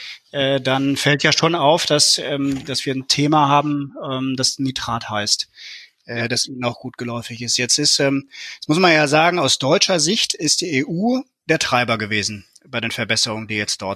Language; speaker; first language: German; native; German